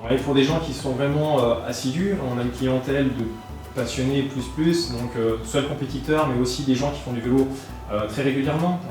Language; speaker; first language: French; native; French